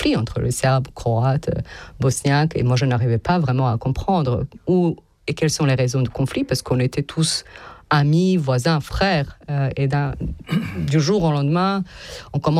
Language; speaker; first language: French; non-native, fluent; Bosnian